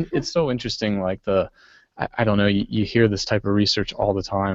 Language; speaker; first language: English; native; English